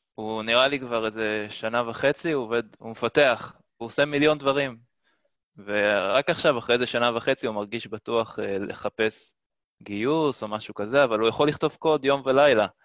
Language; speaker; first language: Hebrew; native; Hebrew